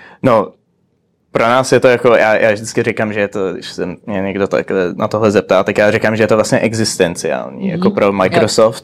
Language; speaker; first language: Czech; early bilingual, heritage; Czech